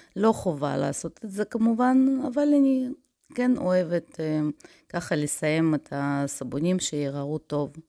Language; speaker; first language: Hebrew; non-native, fluent; Russian